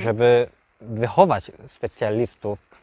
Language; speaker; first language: Polish; non-native, learner; Korean